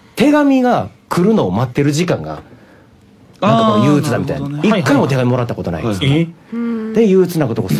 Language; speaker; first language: Japanese; native; Japanese